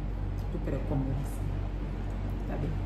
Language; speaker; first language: Spanish; non-native, learner; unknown